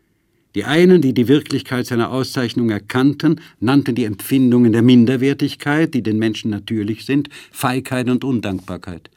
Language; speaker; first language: German; native; German